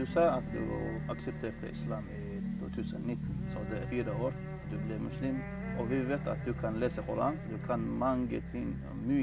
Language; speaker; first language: Norwegian; non-native, fluent; Chechen